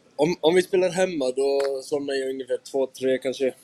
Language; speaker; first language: Swedish; non-native, fluent; Icelandic